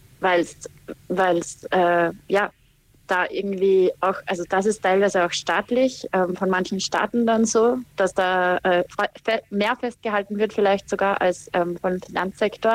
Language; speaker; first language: German; native; German